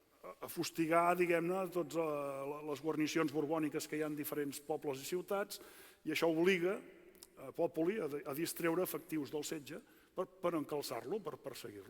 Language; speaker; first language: Catalan; native; Catalan